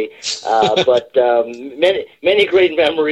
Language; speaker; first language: English; native; English